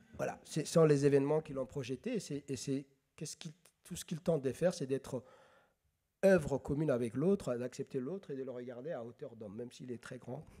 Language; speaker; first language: French; non-native, local second language; Somali